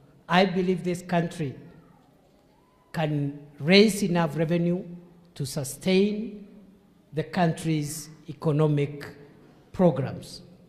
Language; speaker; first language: English; non-native, local second language; Meru